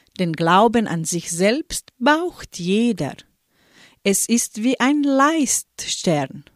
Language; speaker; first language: German; early bilingual, heritage; German